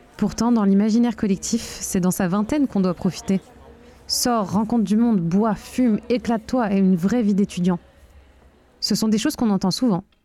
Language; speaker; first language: French; native; French